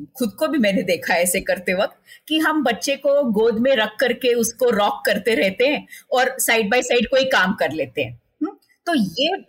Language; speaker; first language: Hindi; non-native, local second language; Marathi